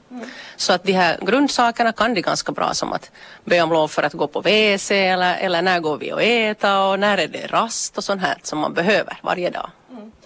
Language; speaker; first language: Swedish; native; Swedish